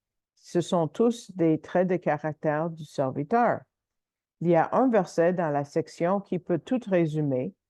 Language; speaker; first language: French; native; French